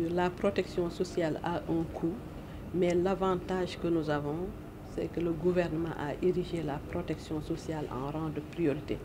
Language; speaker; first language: French; non-native, local second language; Wolof